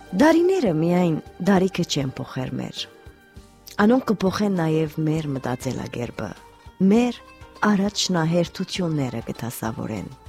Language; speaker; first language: Armenian; early bilingual, heritage; Armenian